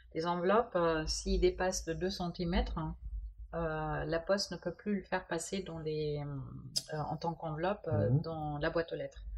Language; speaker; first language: French; non-native, fluent; German